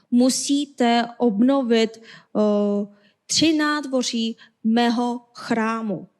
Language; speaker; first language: Czech; non-native, fluent; Korean